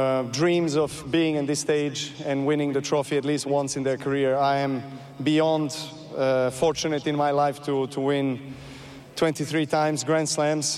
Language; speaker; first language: English; non-native, fluent; Serbian